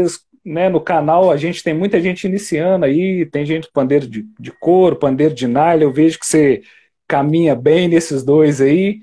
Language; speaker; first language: Portuguese; native; Portuguese